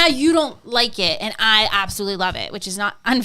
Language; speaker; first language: English; native; English